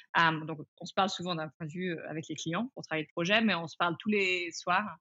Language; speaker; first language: French; early bilingual, other home language; English